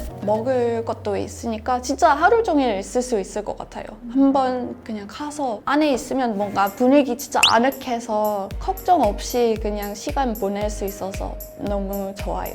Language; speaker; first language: Korean; non-native, fluent; English